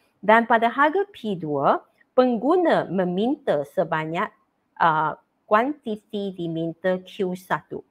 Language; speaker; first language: Malay; non-native, local second language; Chinese